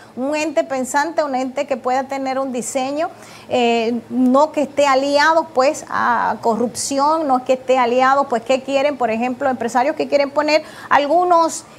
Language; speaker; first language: Spanish; native; Spanish